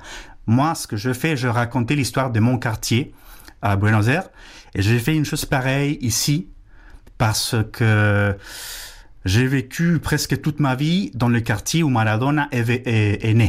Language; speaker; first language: French; non-native, fluent; Spanish